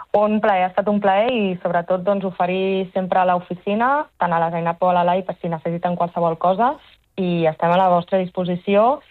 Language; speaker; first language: Catalan; native; Catalan